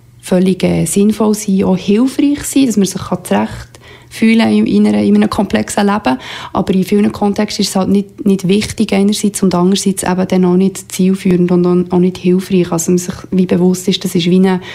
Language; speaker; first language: German; native; German